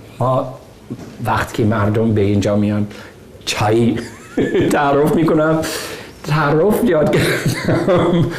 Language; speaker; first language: Persian; non-native, fluent; English